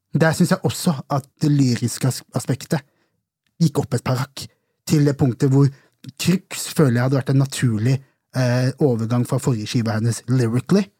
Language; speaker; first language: Norwegian; early bilingual, other home language; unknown